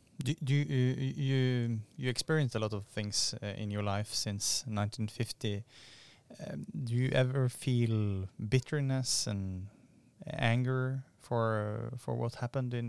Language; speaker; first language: English; non-native, fluent; Norwegian